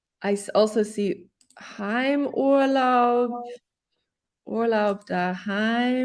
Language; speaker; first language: German; non-native, fluent; English